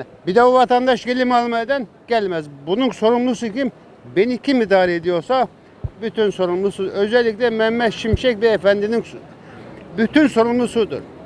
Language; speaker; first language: Turkish; native; Turkish